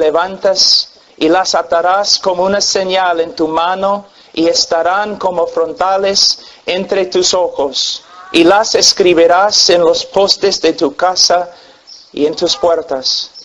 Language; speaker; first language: Spanish; non-native, fluent; English